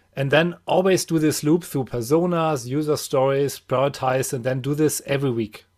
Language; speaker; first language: English; non-native, fluent; German